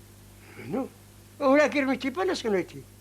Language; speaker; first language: French; non-native, learner; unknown